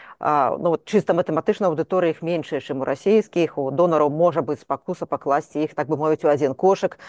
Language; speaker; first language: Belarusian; non-native, local second language; Russian